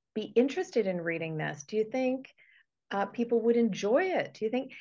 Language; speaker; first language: English; native; English